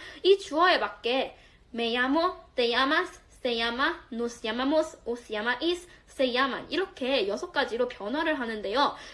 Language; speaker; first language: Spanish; non-native, learner; Korean